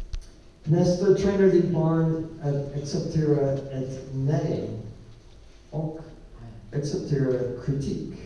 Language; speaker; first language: Swedish; non-native, learner; English